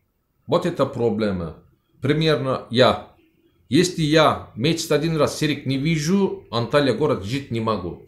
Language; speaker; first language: Russian; non-native, learner; Turkish